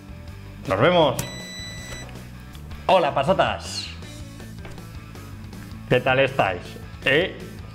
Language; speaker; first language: Spanish; native; Spanish